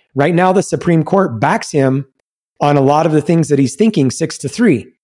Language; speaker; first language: English; early bilingual, other home language; Spanish